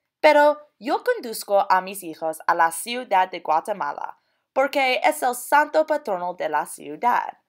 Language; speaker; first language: Spanish; non-native, learner; English